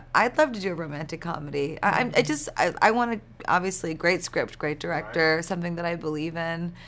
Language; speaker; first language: English; native; English